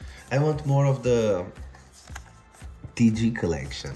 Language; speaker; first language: English; non-native, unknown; Portuguese